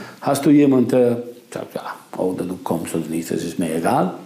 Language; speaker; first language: German; non-native, fluent; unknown